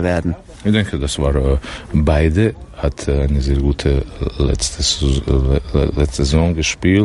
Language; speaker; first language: German; non-native, learner; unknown